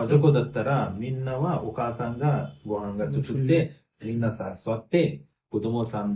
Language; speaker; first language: Japanese; non-native, learner; Hindi